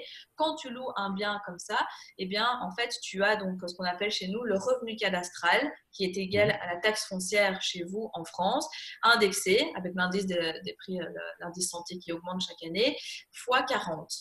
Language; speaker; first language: French; native; French